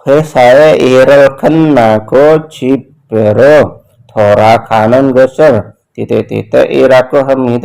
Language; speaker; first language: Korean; non-native, fluent; Indonesian